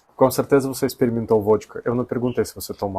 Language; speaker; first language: Portuguese; non-native, fluent; Russian